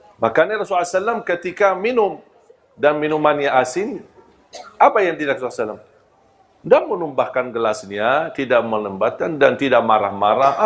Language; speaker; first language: Malay; non-native, fluent; Arabic